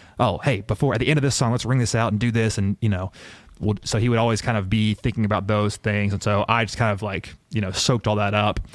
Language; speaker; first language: English; native; English